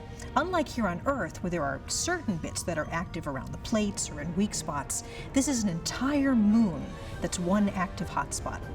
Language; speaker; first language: English; native; English